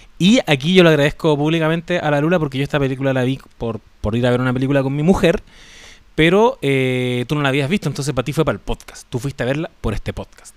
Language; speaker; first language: Spanish; native; Spanish